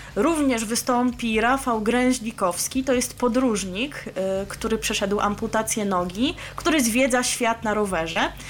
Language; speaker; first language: Polish; native; Polish